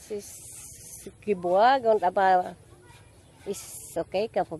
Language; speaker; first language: German; non-native, learner; Waray